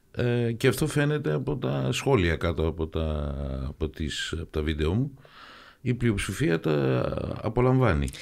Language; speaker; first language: Greek; native; Greek